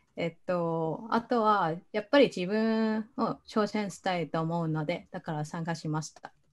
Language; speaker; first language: Japanese; non-native, fluent; Cantonese